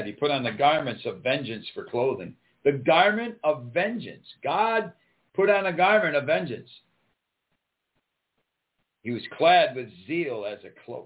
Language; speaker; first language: English; native; English